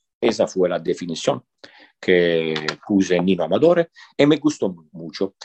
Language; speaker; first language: Spanish; non-native, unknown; Italian